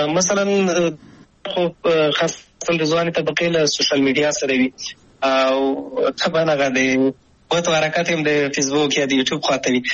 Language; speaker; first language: Pashto; native; Pashto